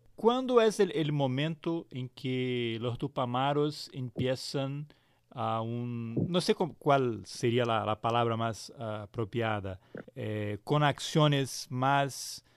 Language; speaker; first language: Spanish; non-native, learner; Portuguese